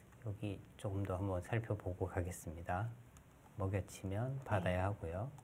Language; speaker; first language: Korean; native; Korean